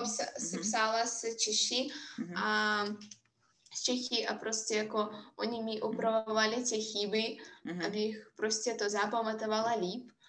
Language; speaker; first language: Czech; non-native, fluent; Russian